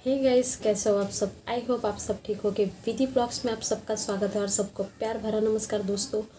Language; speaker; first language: Hindi; non-native, local second language; Marathi